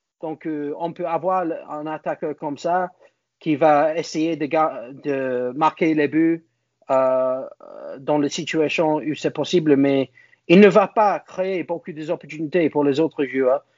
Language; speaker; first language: French; non-native, learner; English